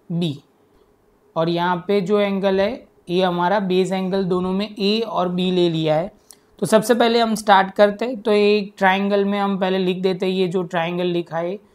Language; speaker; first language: Hindi; non-native, local second language; Gujarati